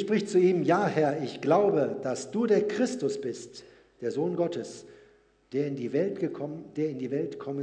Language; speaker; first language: German; native; German